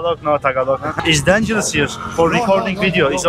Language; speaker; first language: English; non-native, learner; Turkish